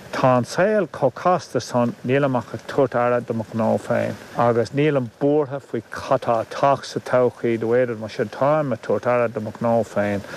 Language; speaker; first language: Irish; native; Irish